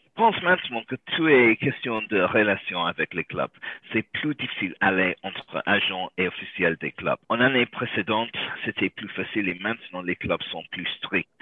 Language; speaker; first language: French; non-native, learner; English